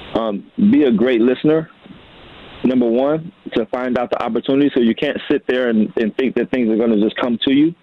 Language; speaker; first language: English; native; English